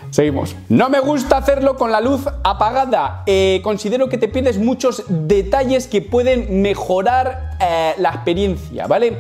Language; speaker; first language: Spanish; native; Spanish